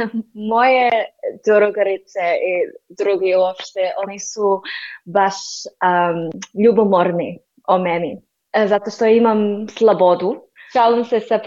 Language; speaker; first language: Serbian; non-native, learner; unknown